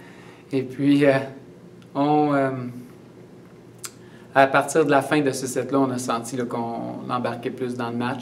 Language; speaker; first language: French; native; French